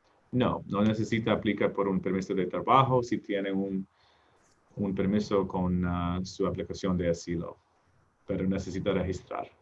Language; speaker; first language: Spanish; non-native, learner; English